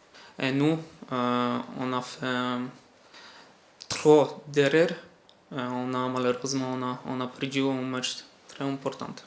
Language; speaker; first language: French; non-native, fluent; Polish